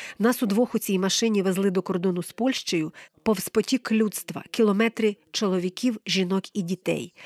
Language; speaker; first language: Ukrainian; non-native, fluent; English